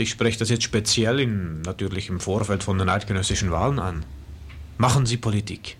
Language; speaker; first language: German; native; German